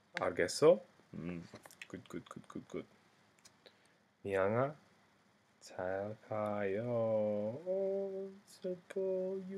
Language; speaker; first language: Korean; non-native, learner; English